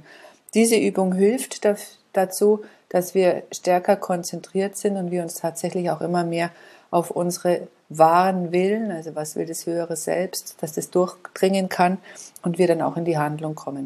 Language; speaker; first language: German; native; German